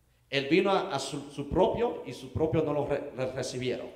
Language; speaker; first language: Spanish; non-native, learner; English